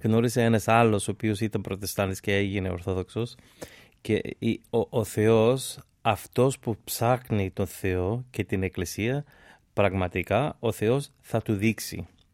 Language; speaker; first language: Greek; non-native, fluent; English